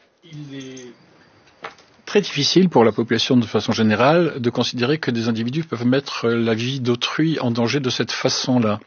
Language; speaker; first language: French; native; French